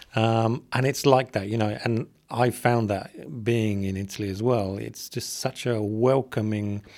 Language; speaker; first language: English; native; English